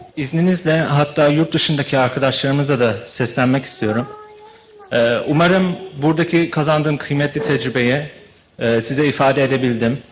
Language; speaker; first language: Turkish; early bilingual, heritage; Turkish